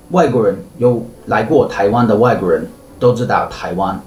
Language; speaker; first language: Chinese; non-native, fluent; English